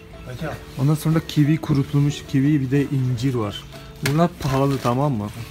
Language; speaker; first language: Turkish; non-native, fluent; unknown